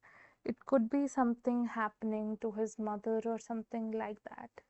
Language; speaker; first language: English; non-native, local second language; Hindi